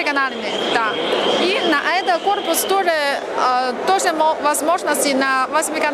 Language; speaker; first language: Russian; non-native, learner; Chinese